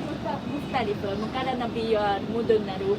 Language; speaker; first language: Arabic; non-native, learner; Japanese